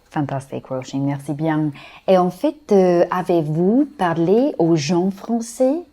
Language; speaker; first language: French; non-native, fluent; English